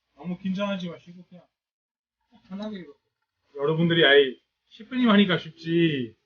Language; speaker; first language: Korean; non-native, fluent; Italian